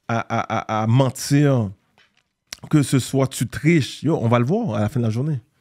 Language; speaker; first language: French; native; French